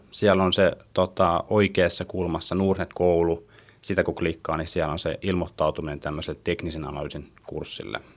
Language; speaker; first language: Finnish; native; Finnish